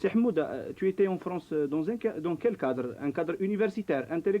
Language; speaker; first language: French; non-native, local second language; Arabic